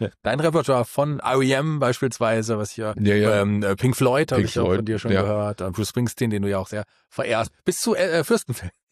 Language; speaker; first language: German; native; German